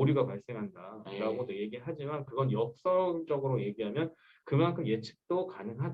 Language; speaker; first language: Korean; native; Korean